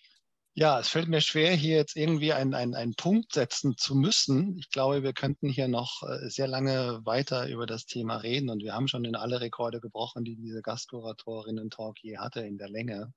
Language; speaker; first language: German; native; German